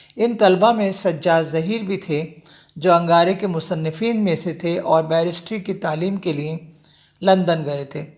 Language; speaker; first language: Urdu; native; Urdu